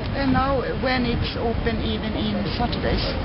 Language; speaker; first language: English; non-native, learner; Swedish